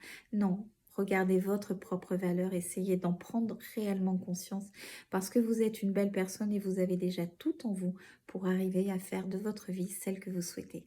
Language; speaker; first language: French; native; French